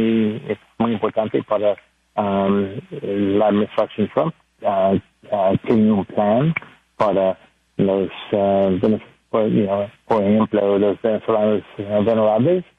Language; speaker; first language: Spanish; non-native, learner; English